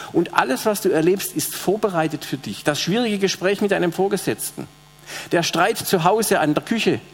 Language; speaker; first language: German; native; German